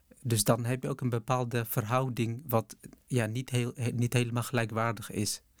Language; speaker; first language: Dutch; early bilingual, other home language; Tigrinya